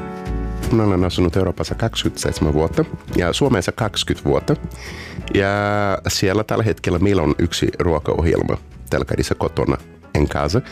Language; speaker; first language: Finnish; non-native, fluent; Portuguese